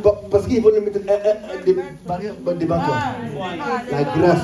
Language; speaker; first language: French; non-native, local second language; Lingala